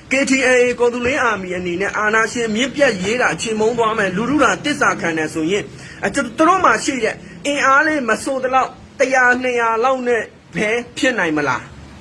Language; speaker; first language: Burmese; non-native, local second language; Karen languages